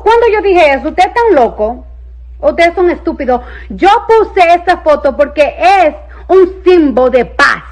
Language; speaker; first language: Spanish; early bilingual, heritage; Spanish